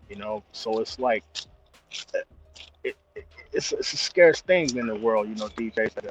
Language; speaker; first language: English; native; English